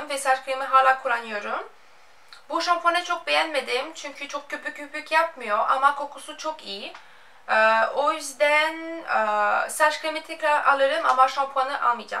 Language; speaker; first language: Turkish; non-native, fluent; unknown